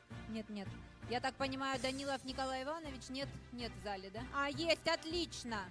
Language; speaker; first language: Russian; native; Russian